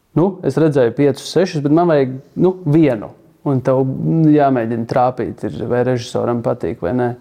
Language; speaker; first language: Latvian; native; Latvian